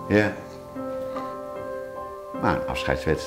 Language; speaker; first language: Dutch; native; Dutch